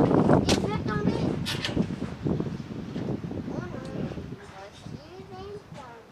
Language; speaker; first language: French; non-native, learner; Haitian Creole